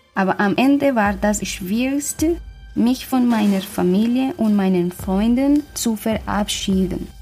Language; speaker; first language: German; non-native, fluent; Spanish